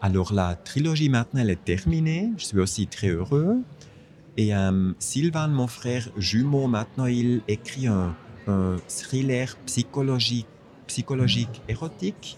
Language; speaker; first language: French; non-native, fluent; German